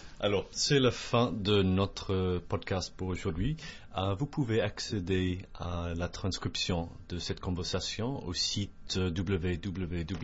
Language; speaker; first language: French; non-native, fluent; English